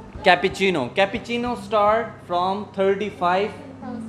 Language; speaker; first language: English; non-native, learner; Urdu